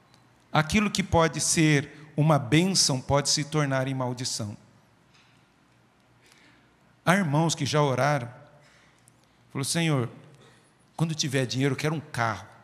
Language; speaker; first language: Portuguese; native; Portuguese